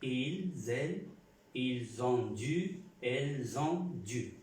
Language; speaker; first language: French; non-native, fluent; Spanish